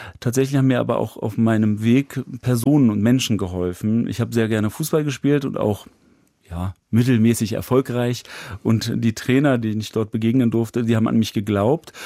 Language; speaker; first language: German; native; German